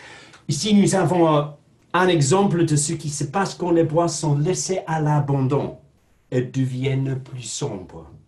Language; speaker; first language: French; non-native, fluent; English